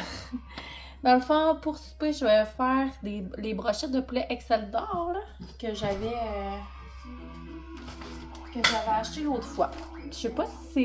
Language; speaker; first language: French; native; French